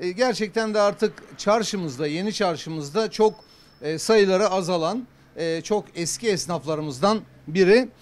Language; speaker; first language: Turkish; native; Turkish